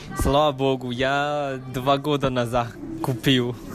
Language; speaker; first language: Russian; non-native, fluent; Chinese